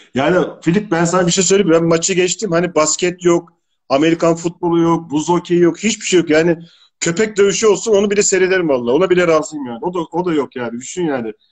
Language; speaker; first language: Turkish; native; Turkish